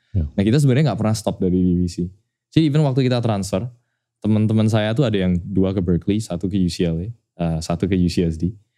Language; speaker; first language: Indonesian; native; Indonesian